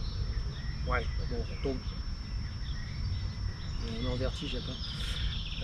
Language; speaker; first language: French; native; French